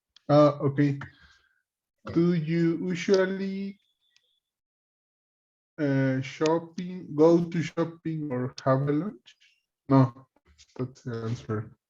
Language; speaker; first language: English; non-native, learner; Spanish